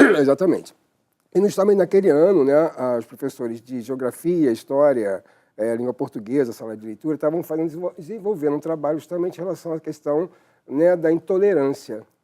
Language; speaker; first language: Portuguese; native; Portuguese